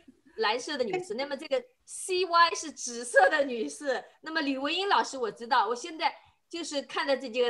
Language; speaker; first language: Chinese; native; Chinese